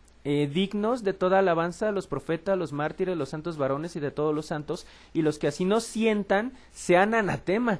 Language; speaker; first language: Spanish; native; Spanish